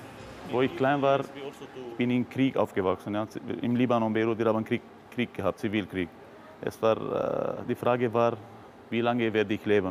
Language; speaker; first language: German; non-native, fluent; Arabic